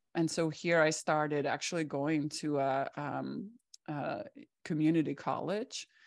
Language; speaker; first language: English; non-native, fluent; Czech